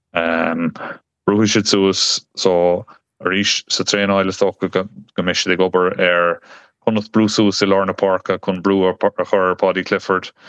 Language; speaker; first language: Irish; non-native, local second language; English